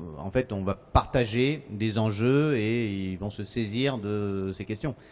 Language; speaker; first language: French; native; French